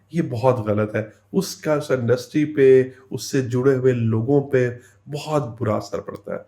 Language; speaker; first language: Urdu; native; Urdu